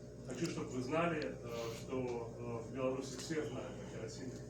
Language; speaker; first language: Russian; non-native, fluent; Belarusian